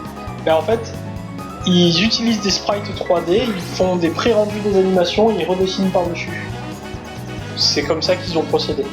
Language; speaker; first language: French; native; French